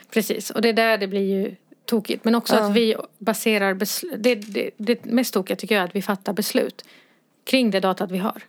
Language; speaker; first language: Swedish; early bilingual, other home language; Arabic